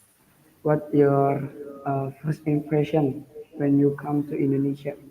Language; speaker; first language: English; non-native, learner; Indonesian